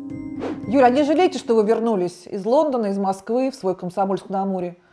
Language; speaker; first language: Russian; native; Russian